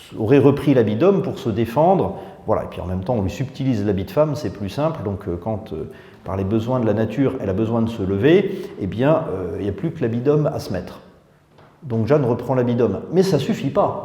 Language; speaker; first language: French; native; French